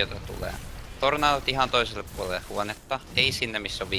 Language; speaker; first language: Finnish; native; Finnish